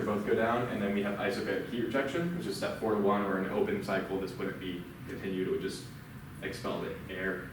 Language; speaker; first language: English; native; English